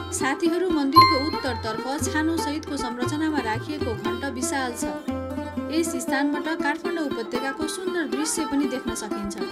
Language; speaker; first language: Nepali; native; Nepali